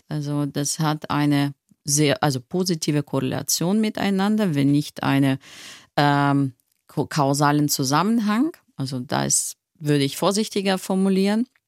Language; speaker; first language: German; non-native, fluent; Russian